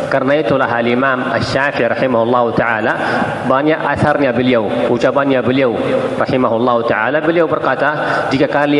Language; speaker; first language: Indonesian; non-native, fluent; Arabic